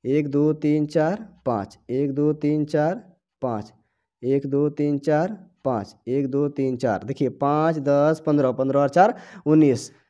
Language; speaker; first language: Hindi; native; Hindi